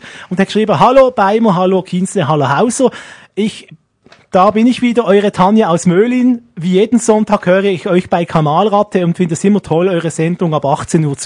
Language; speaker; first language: German; native; German